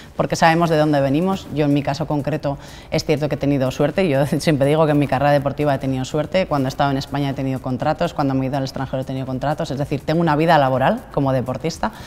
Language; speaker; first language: Spanish; native; Spanish